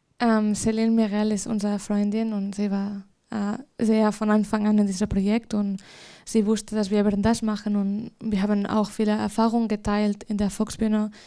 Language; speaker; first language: German; non-native, fluent; Spanish